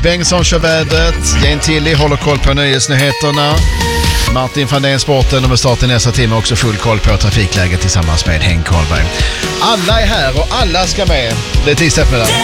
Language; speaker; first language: Swedish; native; Swedish